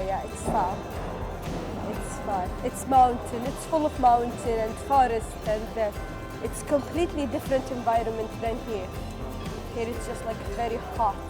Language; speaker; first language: English; non-native, fluent; Arabic